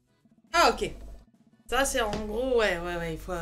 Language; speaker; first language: French; native; French